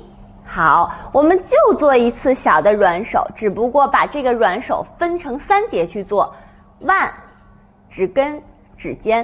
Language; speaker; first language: Chinese; native; Chinese